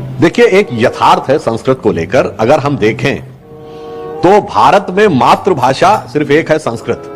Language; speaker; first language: Hindi; native; Hindi